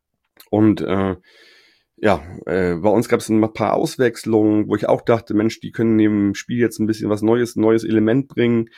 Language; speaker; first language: German; native; German